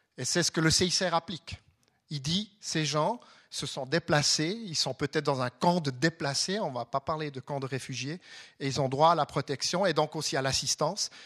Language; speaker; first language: French; non-native, local second language; German